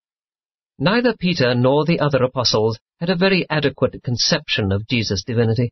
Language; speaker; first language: English; native; English